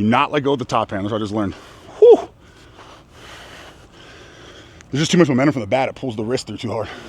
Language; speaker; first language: English; native; English